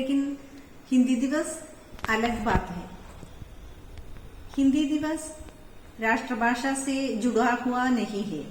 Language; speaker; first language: Hindi; non-native, local second language; Malayalam